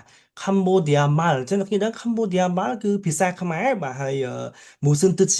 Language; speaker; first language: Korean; non-native, fluent; Khmer